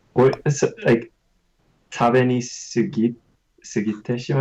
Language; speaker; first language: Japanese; non-native, learner; English